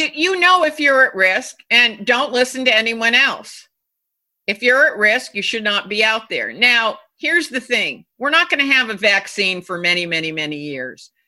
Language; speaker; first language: English; non-native, fluent; Japanese